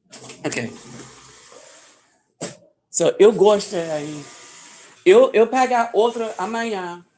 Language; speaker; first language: Portuguese; non-native, learner; English